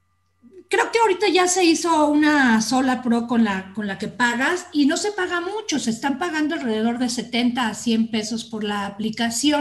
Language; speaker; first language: Spanish; native; Spanish